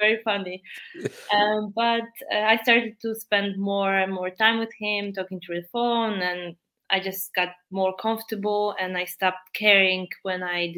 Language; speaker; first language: English; non-native, fluent; Polish